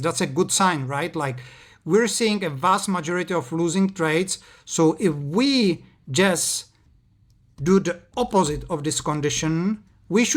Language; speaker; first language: English; non-native, fluent; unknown